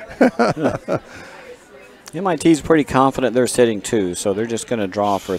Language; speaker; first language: English; native; English